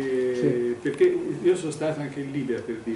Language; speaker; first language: Italian; native; Italian